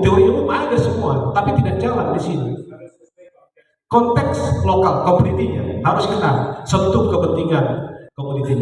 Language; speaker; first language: Indonesian; native; Indonesian